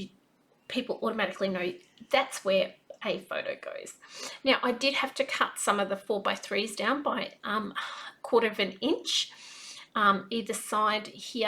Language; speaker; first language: English; native; English